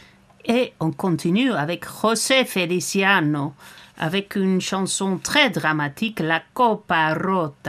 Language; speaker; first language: French; non-native, fluent; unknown